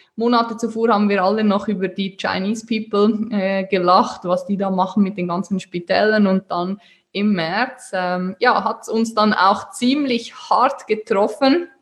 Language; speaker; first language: German; native; German